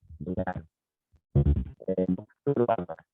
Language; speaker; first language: Portuguese; non-native, learner; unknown